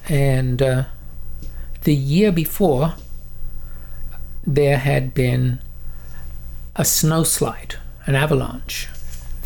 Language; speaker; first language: English; native; English